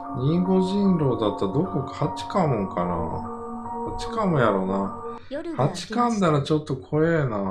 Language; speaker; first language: Japanese; native; Japanese